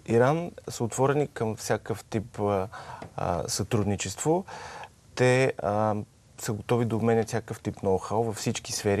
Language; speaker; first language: Bulgarian; native; Bulgarian